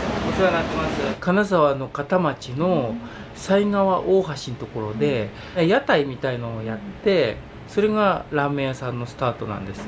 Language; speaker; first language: Japanese; native; Japanese